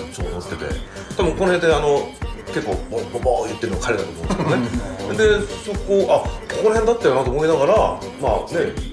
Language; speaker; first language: Japanese; early bilingual, heritage; Japanese